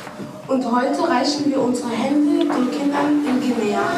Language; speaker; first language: German; early bilingual, other home language; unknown